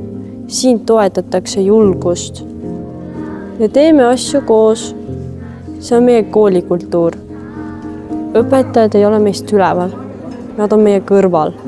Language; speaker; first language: Estonian; non-native, learner; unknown